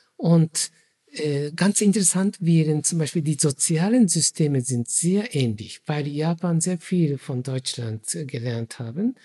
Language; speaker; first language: German; non-native, fluent; Japanese